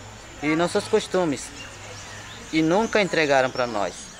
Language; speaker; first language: Portuguese; non-native, local second language; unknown